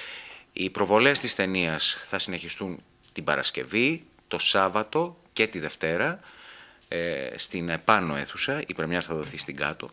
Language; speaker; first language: Greek; native; Greek